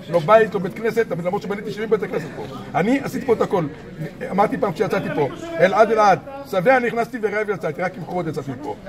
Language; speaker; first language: Hebrew; native; Hebrew